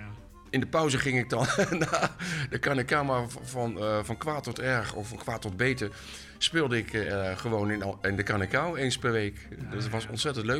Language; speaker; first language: Dutch; native; Dutch